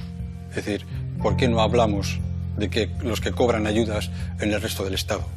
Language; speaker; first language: Spanish; native; Spanish